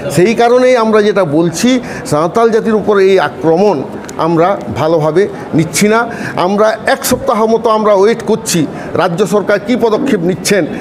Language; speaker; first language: Bangla; non-native, local second language; Santali